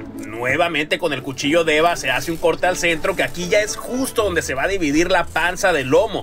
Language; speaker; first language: Spanish; native; Spanish